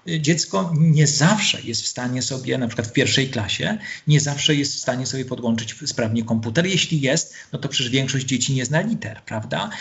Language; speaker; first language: Polish; native; Polish